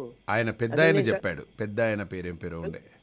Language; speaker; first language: Telugu; native; Telugu